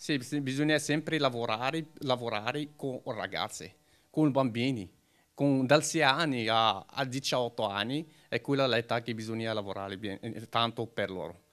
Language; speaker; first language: Italian; non-native, learner; Arabic